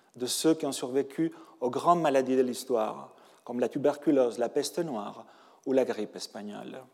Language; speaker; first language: French; non-native, fluent; Spanish